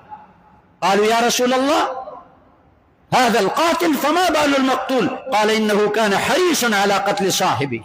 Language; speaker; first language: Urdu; non-native, local second language; Northern Hindko